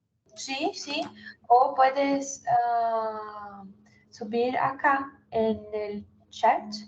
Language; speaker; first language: Spanish; non-native, learner; Portuguese